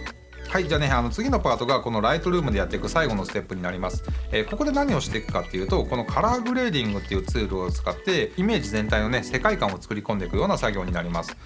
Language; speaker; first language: Japanese; native; Japanese